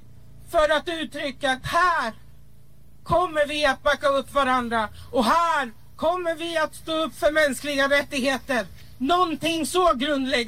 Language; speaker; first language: Swedish; early bilingual, other home language; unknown